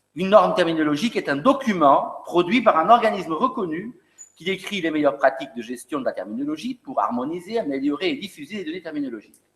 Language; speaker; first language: French; non-native, fluent; Portuguese